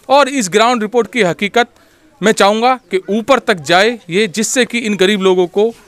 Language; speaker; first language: Hindi; native; Hindi